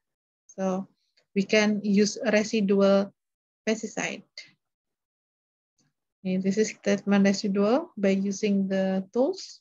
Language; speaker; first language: English; non-native, learner; Indonesian